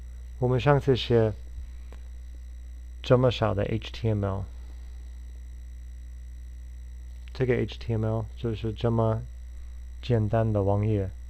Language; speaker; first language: Chinese; non-native, fluent; English